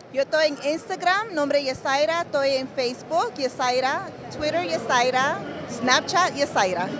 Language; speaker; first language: Spanish; early bilingual, heritage; Spanish